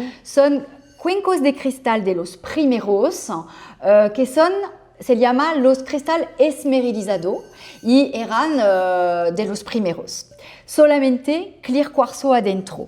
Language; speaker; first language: Spanish; non-native, fluent; French